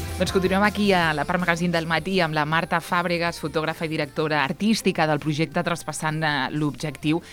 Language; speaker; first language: Catalan; native; Catalan